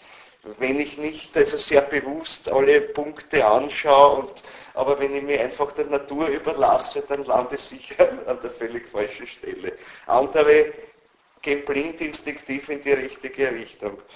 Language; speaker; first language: German; native; German